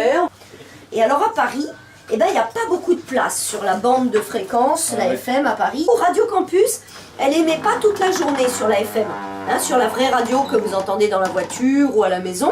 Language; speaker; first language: French; native; French